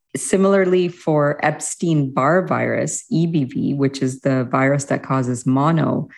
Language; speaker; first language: English; early bilingual, other home language; Hindi